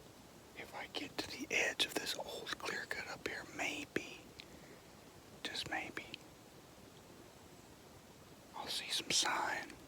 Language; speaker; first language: English; native; English